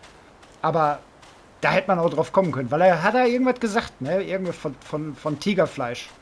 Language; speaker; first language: German; native; German